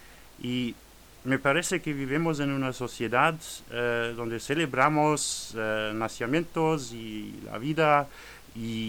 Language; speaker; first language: Spanish; non-native, learner; French